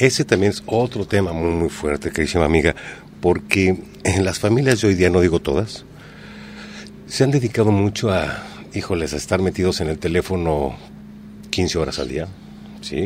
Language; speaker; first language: Spanish; native; Spanish